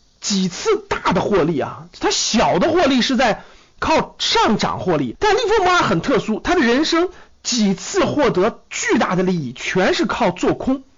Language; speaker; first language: Chinese; native; Chinese